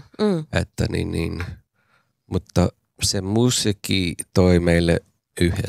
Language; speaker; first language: Finnish; non-native, learner; English